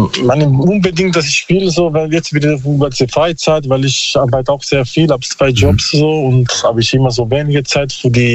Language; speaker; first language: German; non-native, learner; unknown